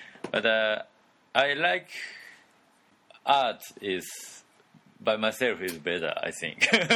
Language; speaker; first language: English; non-native, learner; Japanese